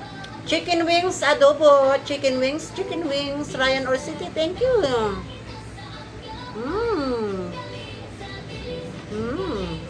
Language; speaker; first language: English; non-native, learner; Filipino